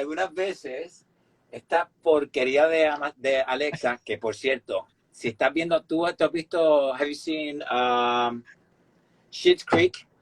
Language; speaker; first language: Spanish; native; Spanish